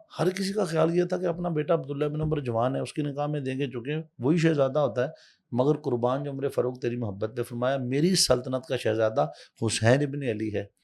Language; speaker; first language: Urdu; native; Urdu